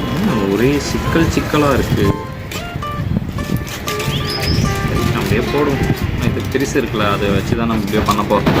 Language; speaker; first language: Tamil; native; Tamil